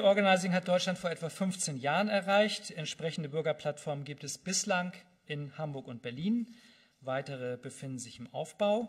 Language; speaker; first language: German; native; German